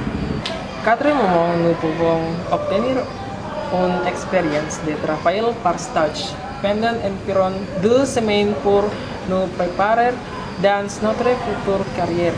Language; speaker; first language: French; non-native, learner; Indonesian